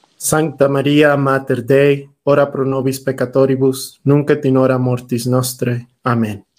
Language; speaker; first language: Spanish; native; Spanish